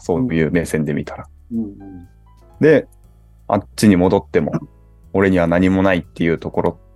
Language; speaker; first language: Japanese; native; Japanese